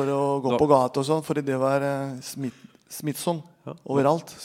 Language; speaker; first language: Norwegian; non-native, fluent; Spanish